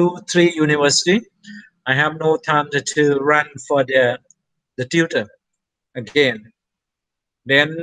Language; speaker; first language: English; non-native, fluent; Thai